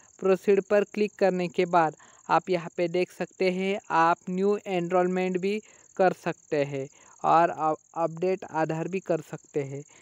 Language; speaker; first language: Hindi; non-native, local second language; Marathi